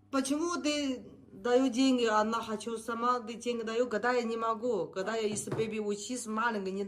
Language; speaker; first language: Russian; non-native, learner; Chinese